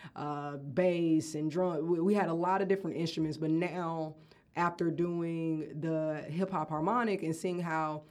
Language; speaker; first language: English; native; English